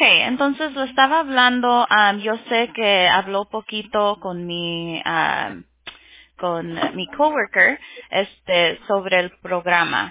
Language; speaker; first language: Spanish; early bilingual, heritage; Spanish